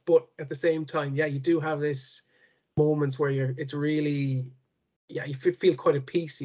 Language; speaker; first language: English; native; English